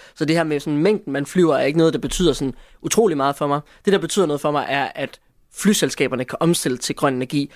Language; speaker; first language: Danish; native; Danish